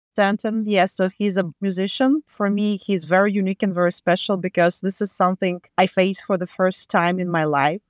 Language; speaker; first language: English; non-native, fluent; Latvian